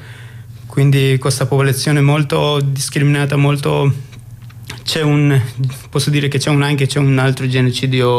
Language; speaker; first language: Italian; non-native, fluent; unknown